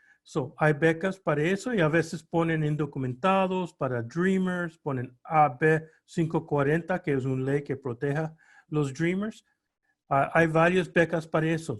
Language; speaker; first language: Spanish; early bilingual, heritage; Spanish